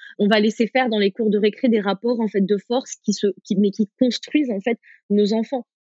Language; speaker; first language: French; early bilingual, other home language; Arabic